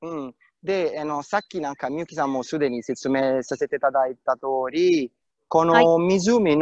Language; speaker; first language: Japanese; non-native, fluent; Italian